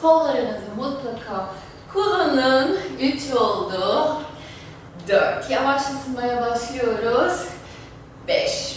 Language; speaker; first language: Turkish; non-native, fluent; German